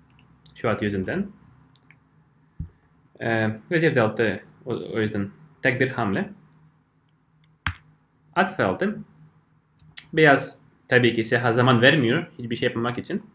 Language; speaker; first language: Turkish; non-native, fluent; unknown